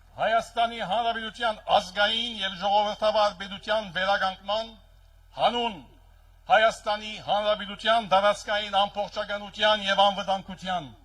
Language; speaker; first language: Armenian; early bilingual, heritage; Armenian